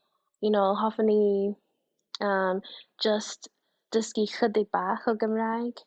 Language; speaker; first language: Welsh; non-native, fluent; English